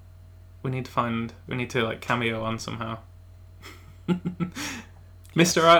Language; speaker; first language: English; native; English